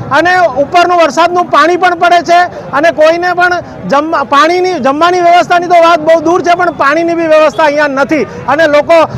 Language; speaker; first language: Gujarati; native; Gujarati